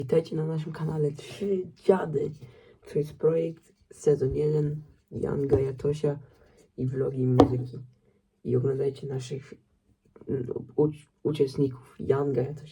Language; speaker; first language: Polish; early bilingual, heritage; Polish